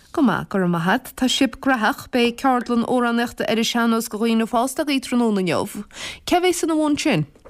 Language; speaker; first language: Irish; native; Irish